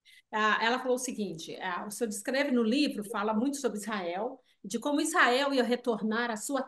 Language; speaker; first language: Portuguese; early bilingual, heritage; Portuguese